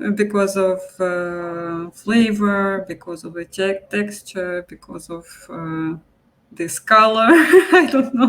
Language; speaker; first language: English; non-native, local second language; Russian